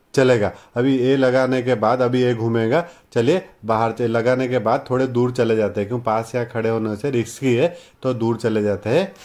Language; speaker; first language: Hindi; non-native, local second language; Odia